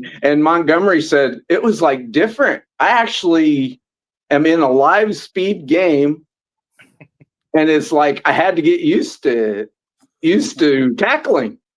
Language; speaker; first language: English; native; English